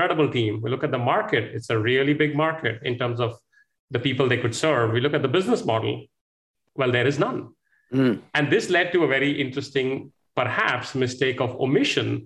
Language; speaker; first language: English; non-native, local second language; Hindi